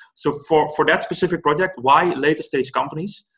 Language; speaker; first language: English; non-native, fluent; Dutch